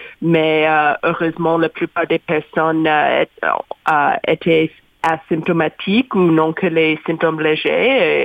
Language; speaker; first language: French; non-native, learner; English